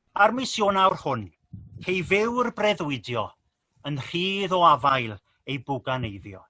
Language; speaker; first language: Welsh; native; Welsh